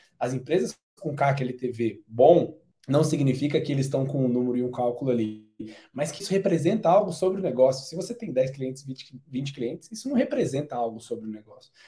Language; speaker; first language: Portuguese; native; Portuguese